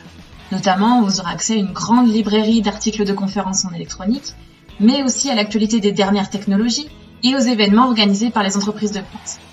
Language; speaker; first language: French; native; French